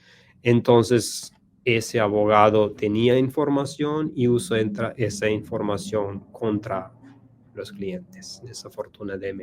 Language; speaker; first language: Spanish; non-native, learner; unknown